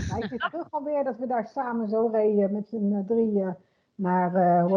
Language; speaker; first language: Dutch; native; Dutch